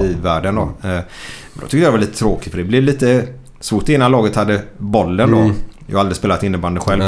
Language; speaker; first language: Swedish; native; Swedish